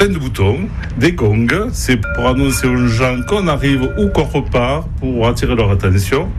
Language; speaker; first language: French; native; French